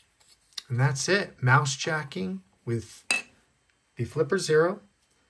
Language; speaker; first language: English; native; English